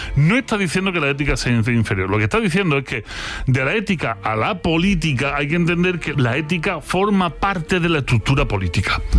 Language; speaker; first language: Spanish; native; Spanish